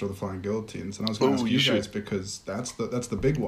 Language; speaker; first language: English; native; English